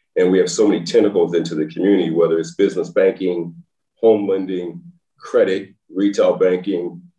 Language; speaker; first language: English; native; English